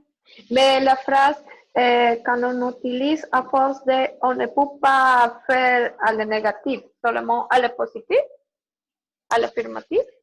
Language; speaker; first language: French; non-native, learner; Spanish